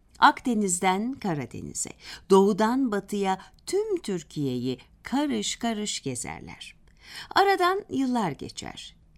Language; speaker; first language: Turkish; native; Turkish